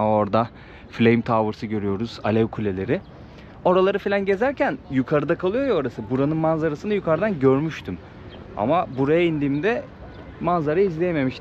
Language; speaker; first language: Turkish; native; Turkish